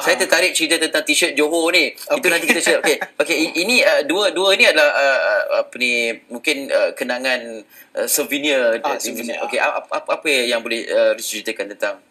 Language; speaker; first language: Malay; native; Malay